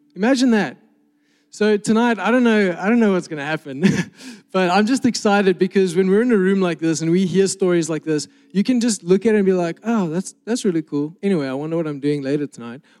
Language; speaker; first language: English; native; English